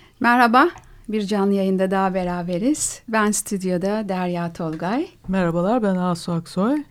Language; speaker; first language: Turkish; native; Turkish